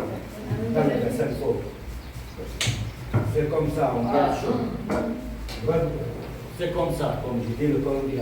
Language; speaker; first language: French; non-native, learner; Arabic